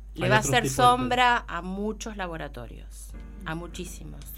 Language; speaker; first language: Spanish; native; Spanish